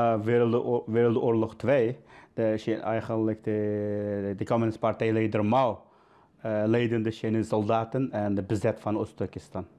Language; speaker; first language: Dutch; non-native, learner; Uyghur